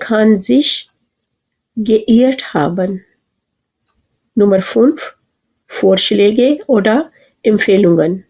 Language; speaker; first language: German; non-native, fluent; Urdu